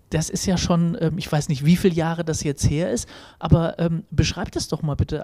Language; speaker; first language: German; native; German